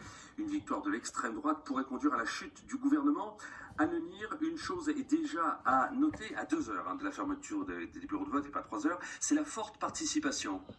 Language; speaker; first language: French; native; French